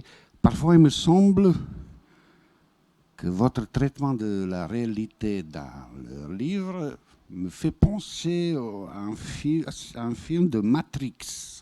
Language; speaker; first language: French; non-native, fluent; Bosnian